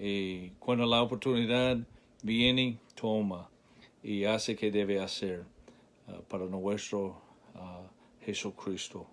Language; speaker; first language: Spanish; non-native, learner; English